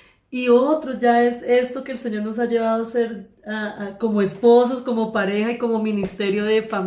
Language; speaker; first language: Spanish; native; Spanish